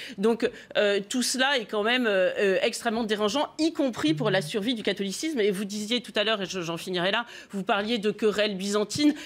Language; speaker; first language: French; native; French